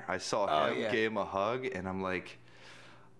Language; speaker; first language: English; native; English